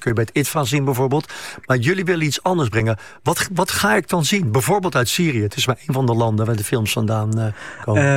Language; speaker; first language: Dutch; native; Dutch